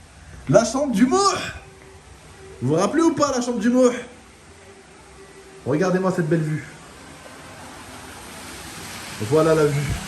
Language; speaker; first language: French; native; French